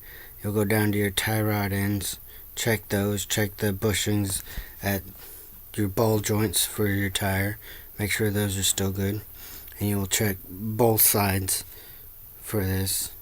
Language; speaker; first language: English; native; English